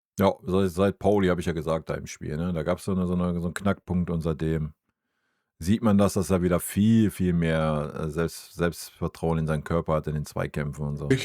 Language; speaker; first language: German; native; German